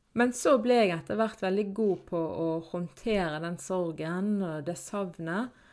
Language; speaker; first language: Norwegian; early bilingual, other home language; Arabic